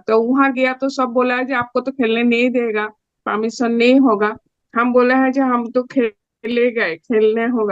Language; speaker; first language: Hindi; non-native, local second language; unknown